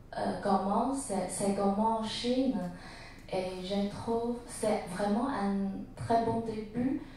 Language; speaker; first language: French; non-native, learner; Chinese